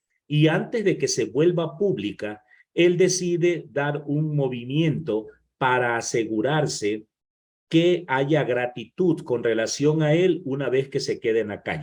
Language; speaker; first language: Spanish; native; Spanish